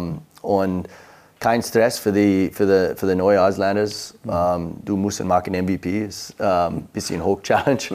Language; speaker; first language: German; non-native, learner; English